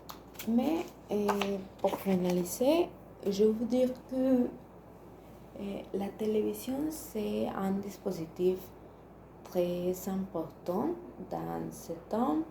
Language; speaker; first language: French; non-native, learner; Spanish